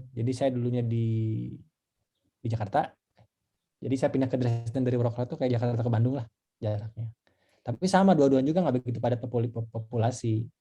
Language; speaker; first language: Indonesian; non-native, local second language; Sundanese